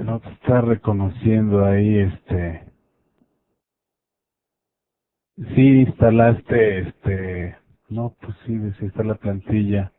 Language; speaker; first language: Spanish; native; Spanish